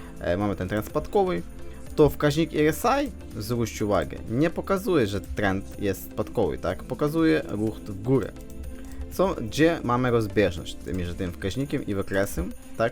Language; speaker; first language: Polish; non-native, fluent; Ukrainian